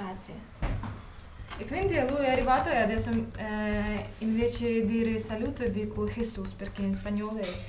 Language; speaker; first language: Italian; non-native, fluent; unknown